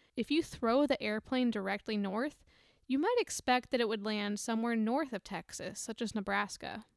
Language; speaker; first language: English; native; English